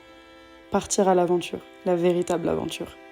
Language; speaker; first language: French; native; French